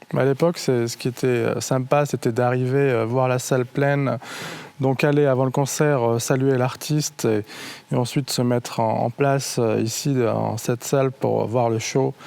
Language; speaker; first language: French; non-native, local second language; Arabic